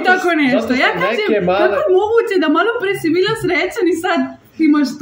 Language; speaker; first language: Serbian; non-native, learner; Spanish